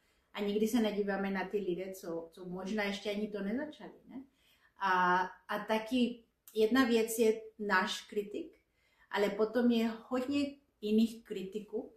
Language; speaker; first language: Czech; non-native, fluent; Spanish